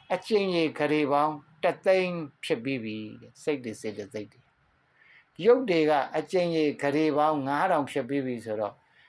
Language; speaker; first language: Burmese; native; Burmese